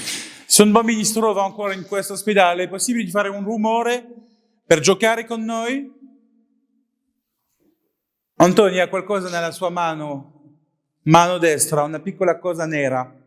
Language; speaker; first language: Italian; non-native, learner; French